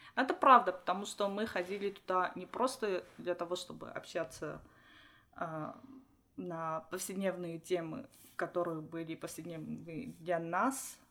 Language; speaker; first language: Russian; non-native, local second language; Armenian